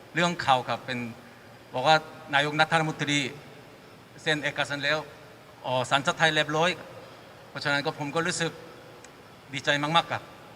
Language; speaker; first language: Thai; non-native, fluent; Korean